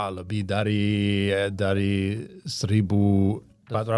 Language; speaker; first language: Indonesian; non-native, learner; English